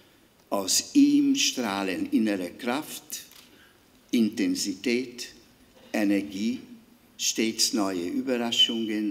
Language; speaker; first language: German; non-native, fluent; Hungarian